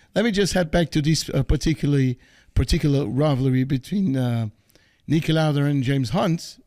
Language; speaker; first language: English; non-native, fluent; Portuguese